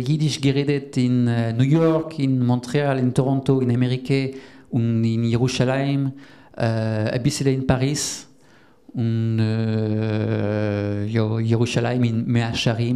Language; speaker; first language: German; non-native, learner; French